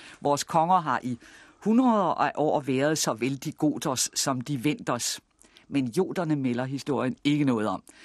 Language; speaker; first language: Danish; native; Danish